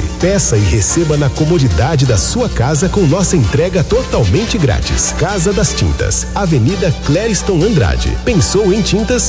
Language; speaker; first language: Portuguese; native; Portuguese